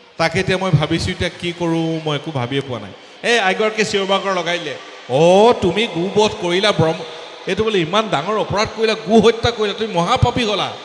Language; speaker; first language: Assamese; native; Assamese